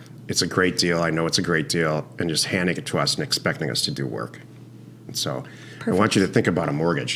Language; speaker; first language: English; native; English